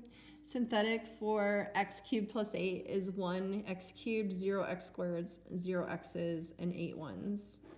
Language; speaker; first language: English; native; English